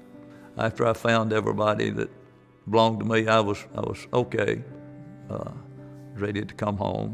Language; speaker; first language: English; native; English